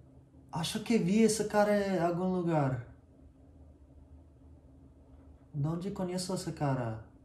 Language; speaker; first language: Portuguese; non-native, learner; English